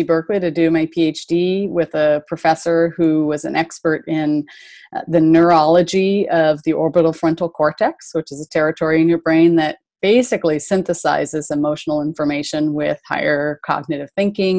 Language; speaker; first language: English; native; English